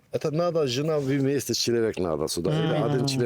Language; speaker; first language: Russian; non-native, learner; Turkish